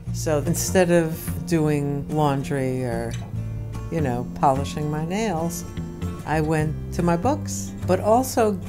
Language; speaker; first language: English; native; English